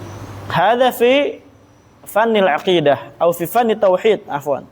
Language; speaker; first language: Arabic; non-native, fluent; Indonesian